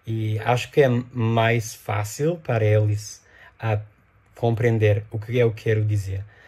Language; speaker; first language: Portuguese; non-native, fluent; English